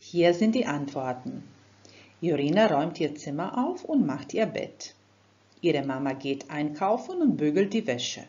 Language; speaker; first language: German; non-native, fluent; Croatian